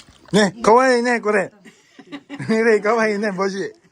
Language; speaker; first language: Japanese; non-native, learner; Filipino